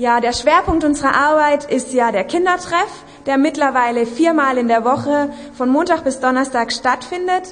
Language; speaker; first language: German; native; German